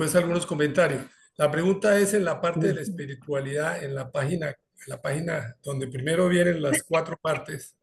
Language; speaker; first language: Spanish; native; Spanish